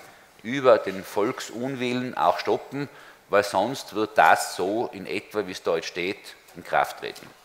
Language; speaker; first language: German; native; German